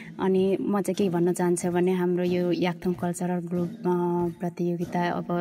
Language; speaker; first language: Nepali; non-native, local second language; Limbu